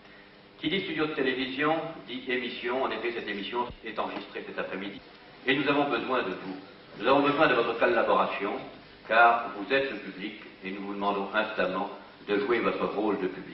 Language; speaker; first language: French; native; French